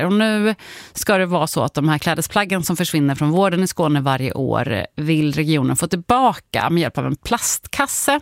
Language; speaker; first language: Swedish; native; Swedish